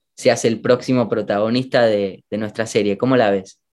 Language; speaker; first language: Spanish; native; Spanish